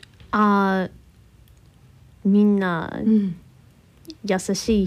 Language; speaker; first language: Japanese; non-native, learner; English